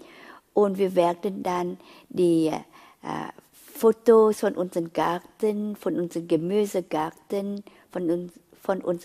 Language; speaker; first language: German; non-native, fluent; Vietnamese